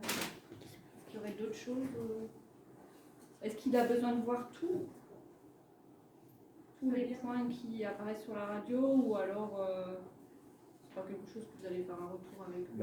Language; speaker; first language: French; native; French